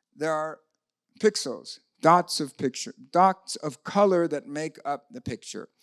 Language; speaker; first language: English; native; English